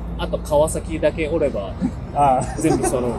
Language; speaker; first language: Japanese; native; Japanese